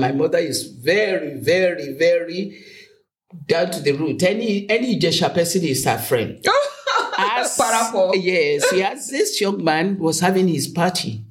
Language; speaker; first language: English; non-native, local second language; Yoruba